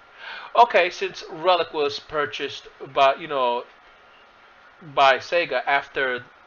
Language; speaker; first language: English; native; English